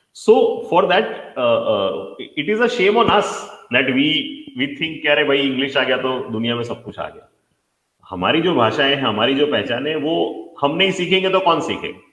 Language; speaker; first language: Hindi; non-native, local second language; Gujarati